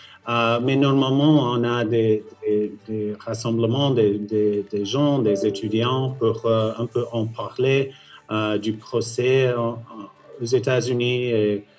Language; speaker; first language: French; non-native, fluent; English